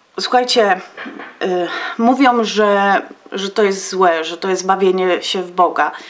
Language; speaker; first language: Polish; native; Polish